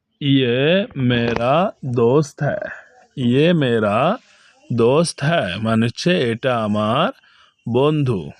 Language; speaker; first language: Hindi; non-native, fluent; Bangla